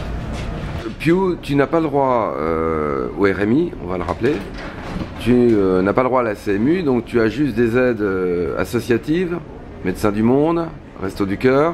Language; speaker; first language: French; native; French